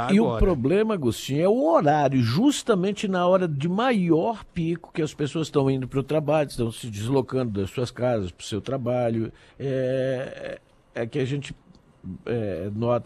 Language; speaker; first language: Portuguese; native; Portuguese